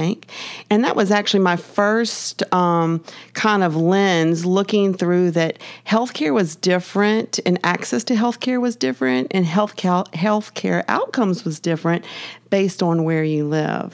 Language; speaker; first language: English; native; English